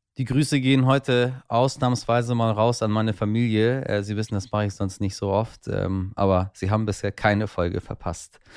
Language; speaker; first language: German; early bilingual, other home language; Persian